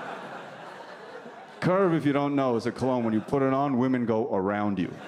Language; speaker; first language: English; native; English